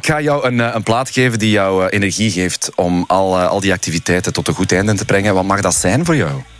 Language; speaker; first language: Dutch; native; Dutch